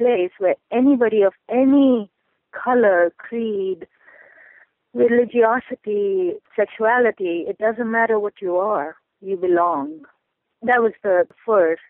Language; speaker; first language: English; non-native, local second language; Urdu